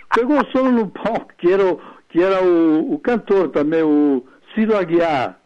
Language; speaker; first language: Portuguese; early bilingual, other home language; Italian